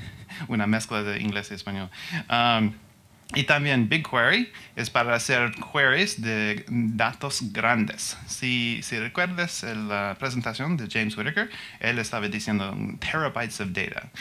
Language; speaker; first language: Spanish; non-native, learner; English